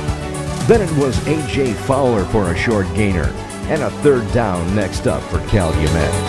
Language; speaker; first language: English; native; English